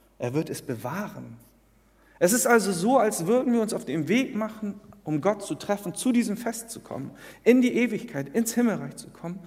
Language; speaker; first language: German; early bilingual, other home language; Korean